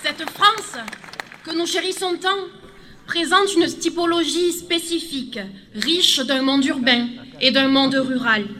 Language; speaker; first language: French; native; French